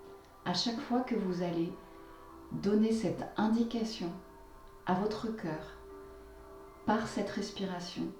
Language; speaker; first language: French; native; French